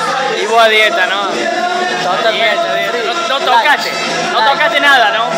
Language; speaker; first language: Spanish; native; Spanish